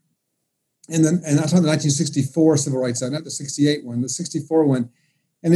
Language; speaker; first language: English; native; English